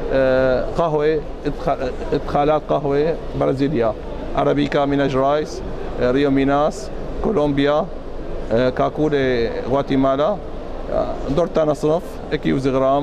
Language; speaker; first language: Turkish; non-native, learner; Arabic